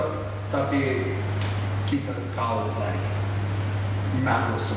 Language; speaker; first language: Indonesian; non-native, fluent; English